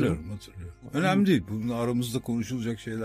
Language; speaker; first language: Turkish; native; Turkish